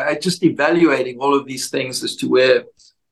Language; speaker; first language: English; native; English